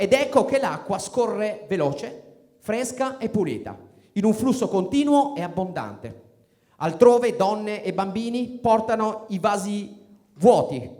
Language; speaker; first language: Italian; native; Italian